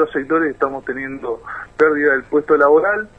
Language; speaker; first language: Spanish; native; Spanish